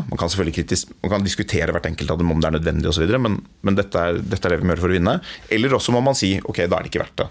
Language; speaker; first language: Norwegian; native; Norwegian